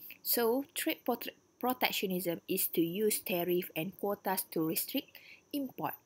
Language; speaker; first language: English; non-native, local second language; Malay